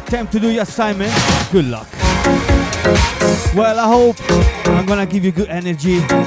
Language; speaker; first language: English; non-native, fluent; Italian